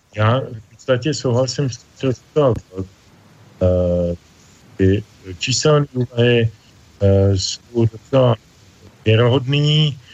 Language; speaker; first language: Czech; native; Czech